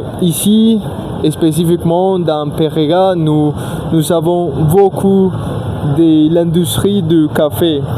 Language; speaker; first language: French; non-native, learner; Spanish